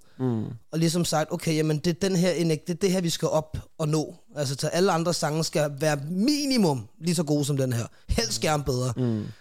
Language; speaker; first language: Danish; native; Danish